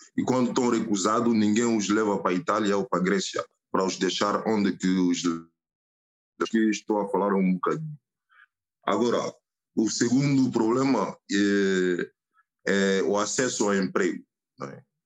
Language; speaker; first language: Portuguese; non-native, fluent; French